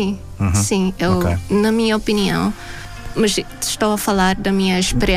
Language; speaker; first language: Portuguese; non-native, fluent; Thai